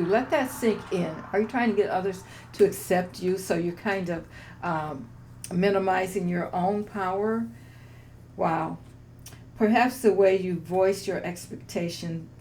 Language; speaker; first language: English; native; English